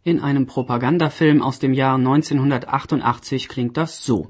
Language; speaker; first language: German; native; German